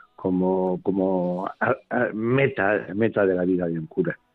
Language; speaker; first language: Spanish; native; Spanish